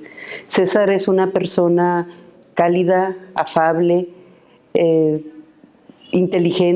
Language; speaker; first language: Spanish; native; Spanish